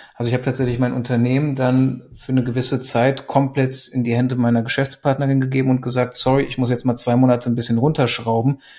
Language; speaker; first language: German; native; German